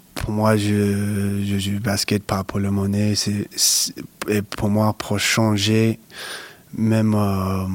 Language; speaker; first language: French; non-native, fluent; English